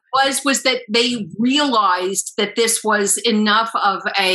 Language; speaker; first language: English; native; English